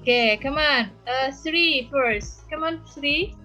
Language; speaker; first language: English; non-native, learner; Indonesian